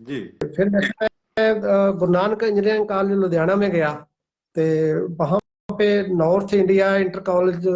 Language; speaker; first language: Hindi; non-native, local second language; Punjabi